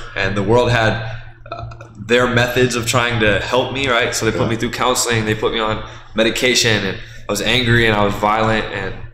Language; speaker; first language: English; native; English